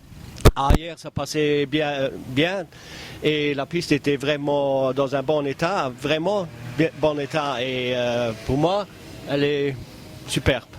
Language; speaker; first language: French; non-native, learner; Luxembourgish